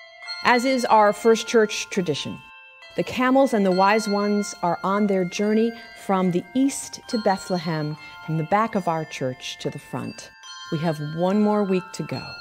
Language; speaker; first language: English; native; English